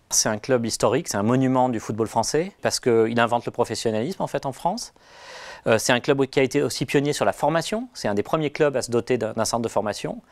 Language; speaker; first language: French; native; French